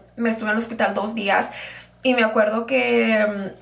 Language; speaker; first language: Spanish; early bilingual, other home language; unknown